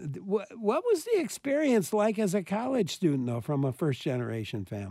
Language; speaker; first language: English; native; English